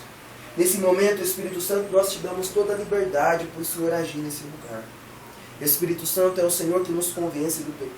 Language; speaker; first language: Portuguese; native; Portuguese